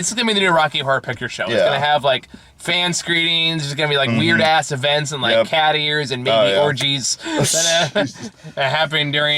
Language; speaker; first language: English; native; English